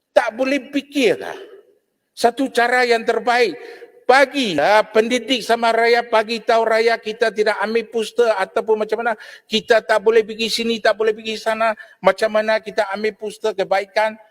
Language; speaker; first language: Malay; non-native, local second language; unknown